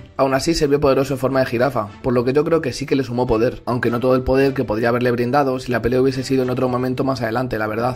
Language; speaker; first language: Spanish; native; Spanish